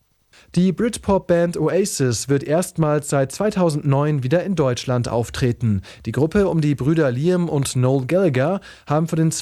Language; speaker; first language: German; native; German